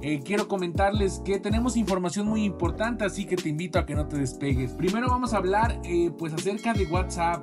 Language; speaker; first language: Spanish; native; Spanish